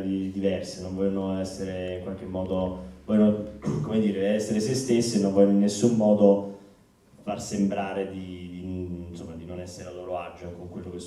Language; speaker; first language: Italian; native; Italian